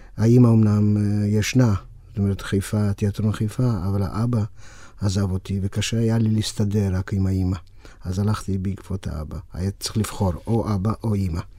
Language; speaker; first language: Hebrew; non-native, fluent; Yiddish